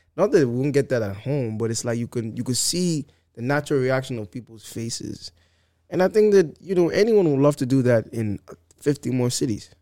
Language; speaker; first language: English; non-native, local second language; Akan